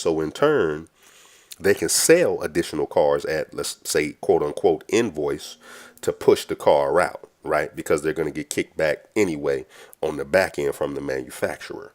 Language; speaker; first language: English; native; English